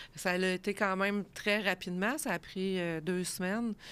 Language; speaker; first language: French; native; French